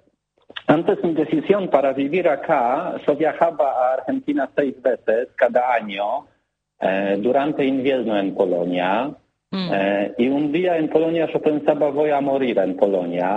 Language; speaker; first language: Spanish; non-native, learner; Polish